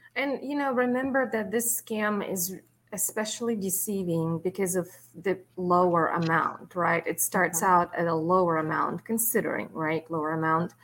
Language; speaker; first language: English; non-native, fluent; Russian